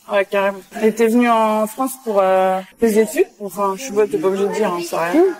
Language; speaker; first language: French; native; French